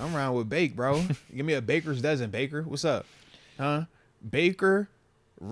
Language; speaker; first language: English; native; English